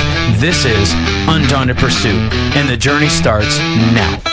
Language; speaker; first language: English; native; English